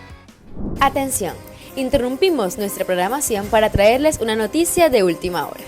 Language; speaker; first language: Spanish; native; Spanish